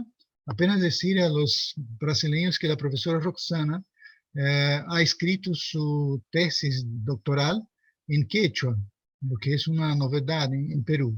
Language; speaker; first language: Spanish; non-native, fluent; Portuguese